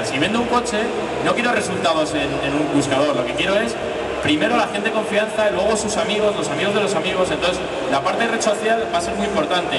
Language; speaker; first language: Spanish; native; Spanish